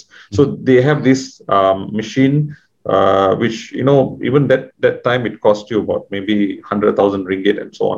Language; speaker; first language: English; non-native, local second language; Tamil